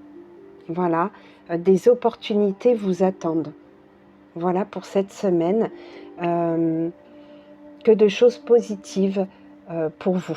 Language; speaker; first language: French; native; French